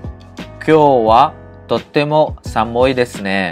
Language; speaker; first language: Japanese; non-native, fluent; Khmer